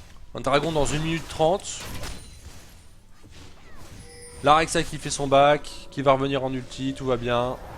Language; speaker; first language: French; native; French